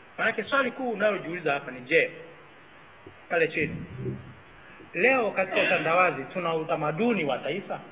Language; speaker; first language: Swahili; native; Swahili